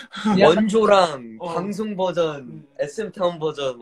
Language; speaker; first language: Korean; early bilingual, heritage; English